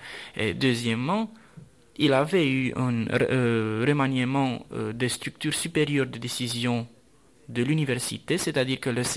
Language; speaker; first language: French; non-native, fluent; Romanian